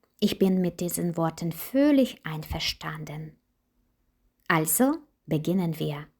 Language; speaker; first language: German; non-native, fluent; Ukrainian